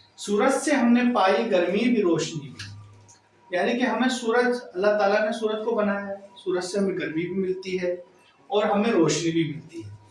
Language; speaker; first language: Urdu; native; Urdu